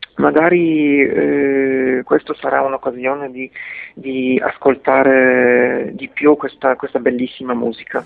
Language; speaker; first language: Italian; non-native, fluent; Polish